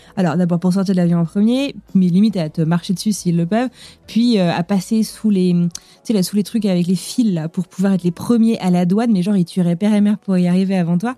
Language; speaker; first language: French; native; French